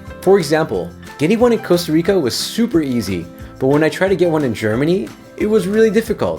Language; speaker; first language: English; native; English